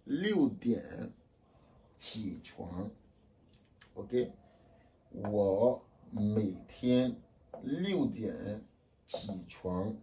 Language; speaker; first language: Chinese; non-native, fluent; French